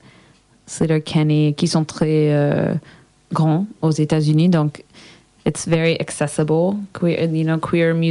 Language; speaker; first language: French; non-native, learner; English